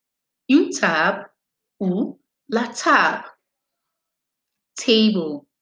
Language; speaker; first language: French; non-native, fluent; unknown